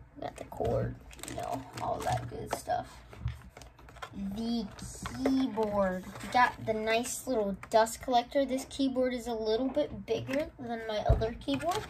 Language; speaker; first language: English; native; English